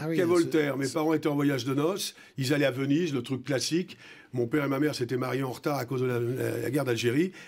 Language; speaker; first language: French; native; French